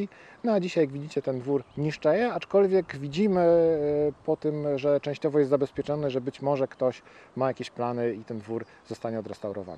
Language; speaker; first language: Polish; native; Polish